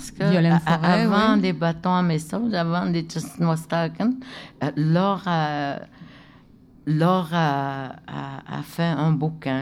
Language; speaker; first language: French; non-native, local second language; Innu-aimun